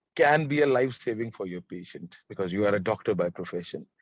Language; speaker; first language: English; non-native, local second language; Hindi